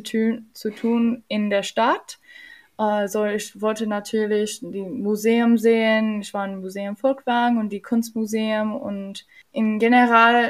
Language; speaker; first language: German; non-native, learner; English